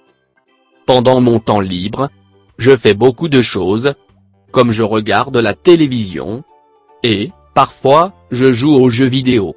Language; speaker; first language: French; non-native, learner; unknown